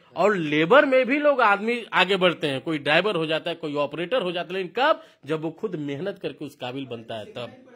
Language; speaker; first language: Hindi; native; Hindi